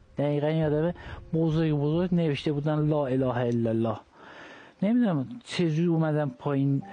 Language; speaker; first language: Persian; non-native, local second language; Azerbaijani